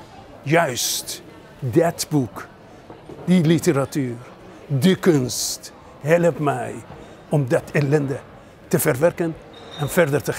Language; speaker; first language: Dutch; non-native, fluent; Persian